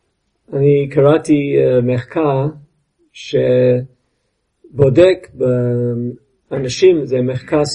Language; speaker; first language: Hebrew; non-native, fluent; English